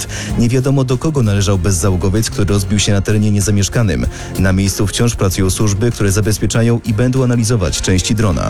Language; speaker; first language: Polish; native; Polish